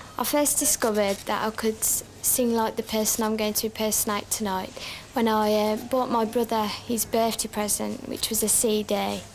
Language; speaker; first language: English; native; English